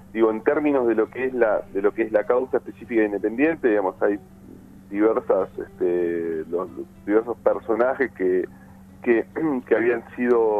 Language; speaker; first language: Spanish; native; Spanish